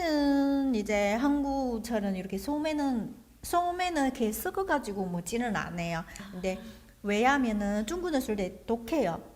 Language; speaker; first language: Korean; non-native, fluent; Chinese